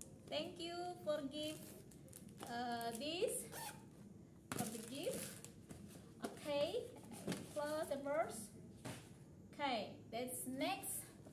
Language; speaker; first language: English; non-native, learner; Indonesian